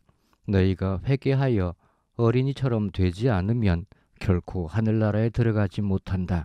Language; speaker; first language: Korean; native; Korean